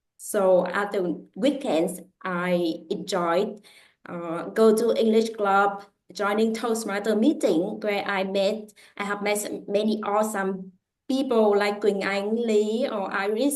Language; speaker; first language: English; non-native, fluent; Vietnamese